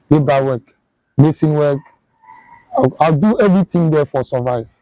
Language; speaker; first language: English; non-native, learner; French